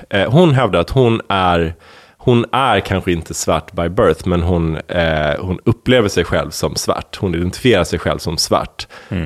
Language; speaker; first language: Swedish; native; Swedish